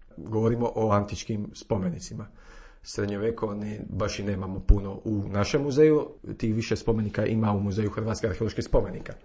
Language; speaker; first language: Croatian; native; Croatian